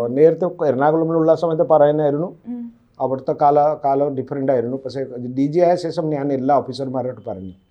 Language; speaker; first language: Malayalam; non-native, local second language; Odia